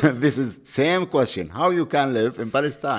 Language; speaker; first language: English; non-native, learner; Arabic